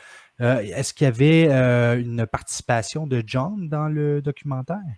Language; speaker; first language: French; native; French